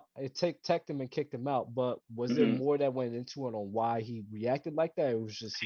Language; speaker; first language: English; native; English